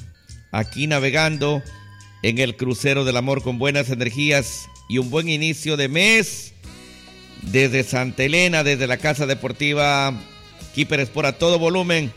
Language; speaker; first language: Spanish; native; Spanish